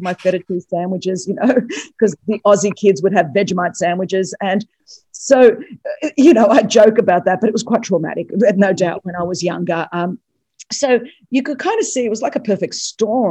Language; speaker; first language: English; non-native, local second language; Greek